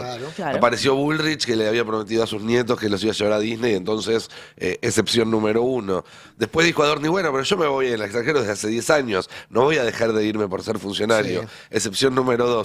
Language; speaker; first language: Spanish; native; Spanish